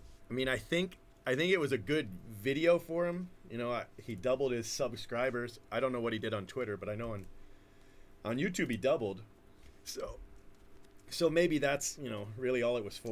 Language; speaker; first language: English; native; English